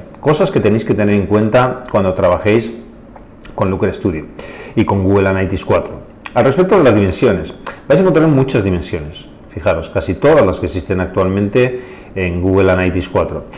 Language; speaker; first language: Spanish; native; Spanish